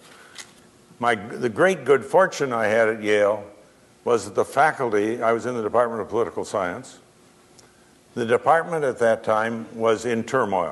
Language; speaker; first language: English; native; English